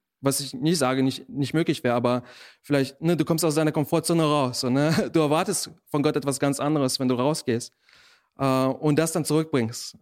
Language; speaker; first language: German; early bilingual, other home language; Russian